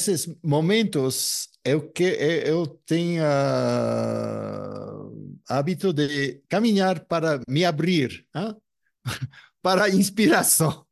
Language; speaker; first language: Portuguese; non-native, fluent; English